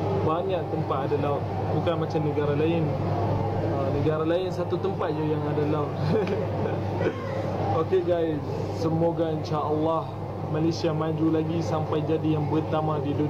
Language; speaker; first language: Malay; non-native, fluent; Arabic